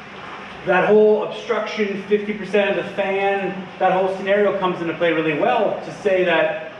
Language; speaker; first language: English; native; English